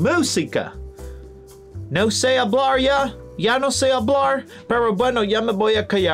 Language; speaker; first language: Spanish; non-native, learner; English